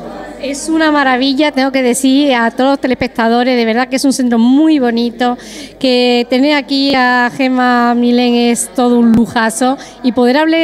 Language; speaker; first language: Spanish; native; Spanish